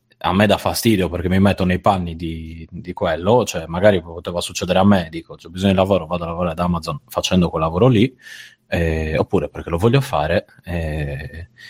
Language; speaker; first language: Italian; native; Italian